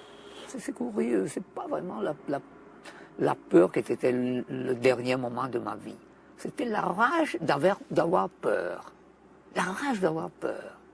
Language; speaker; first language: French; non-native, fluent; Italian